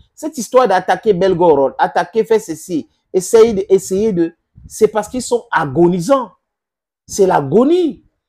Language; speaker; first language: French; non-native, local second language; English